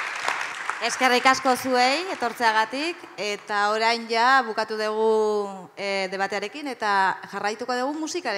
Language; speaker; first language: Basque; non-native, local second language; Spanish